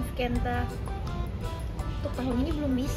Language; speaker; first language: Indonesian; native; Indonesian